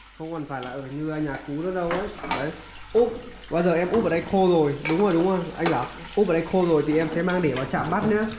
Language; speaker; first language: Vietnamese; native; Vietnamese